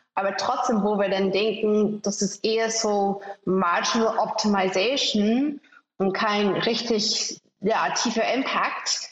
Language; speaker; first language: German; non-native, fluent; English